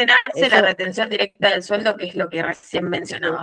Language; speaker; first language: Spanish; native; Spanish